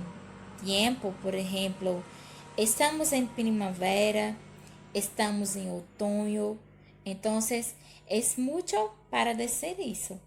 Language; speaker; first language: Spanish; non-native, learner; Portuguese